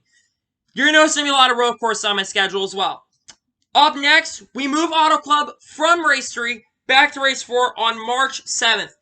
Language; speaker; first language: English; native; English